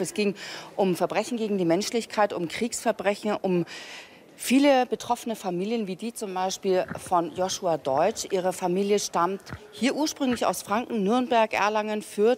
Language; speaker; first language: German; native; German